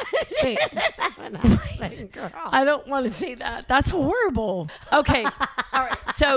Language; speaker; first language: English; native; English